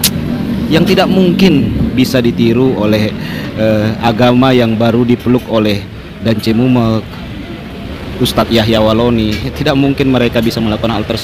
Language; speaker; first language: Indonesian; native; Indonesian